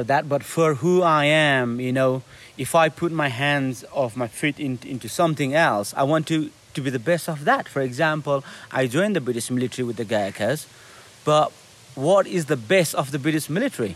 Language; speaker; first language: English; non-native, local second language; Nepali